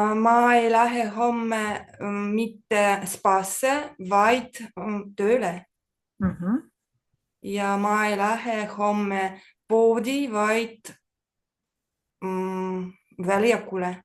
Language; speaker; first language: Estonian; non-native, learner; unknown